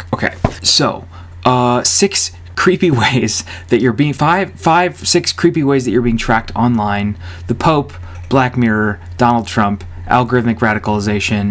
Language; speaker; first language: English; native; English